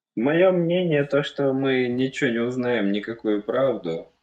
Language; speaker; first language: Russian; native; Russian